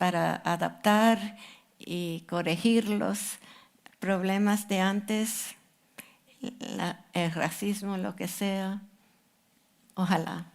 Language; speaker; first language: Spanish; non-native, fluent; English